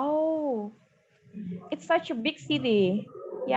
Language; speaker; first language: English; non-native, learner; Indonesian